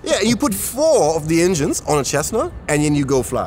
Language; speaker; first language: English; non-native, fluent; German